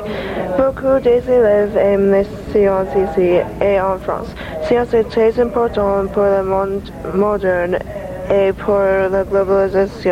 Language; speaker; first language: French; non-native, learner; English